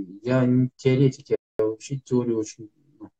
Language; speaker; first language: Russian; native; Russian